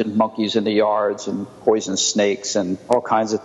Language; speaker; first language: English; native; English